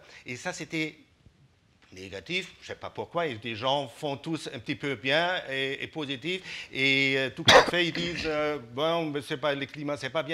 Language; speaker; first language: French; non-native, fluent; German